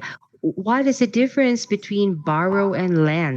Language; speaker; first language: English; non-native, fluent; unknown